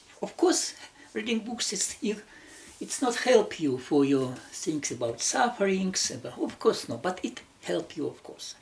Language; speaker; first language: English; non-native, learner; Russian